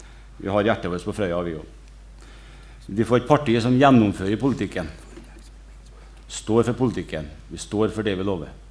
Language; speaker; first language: Norwegian; native; Norwegian